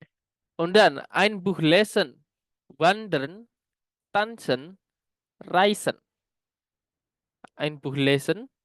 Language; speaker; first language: German; non-native, learner; Indonesian